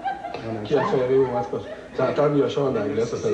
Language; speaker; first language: French; native; French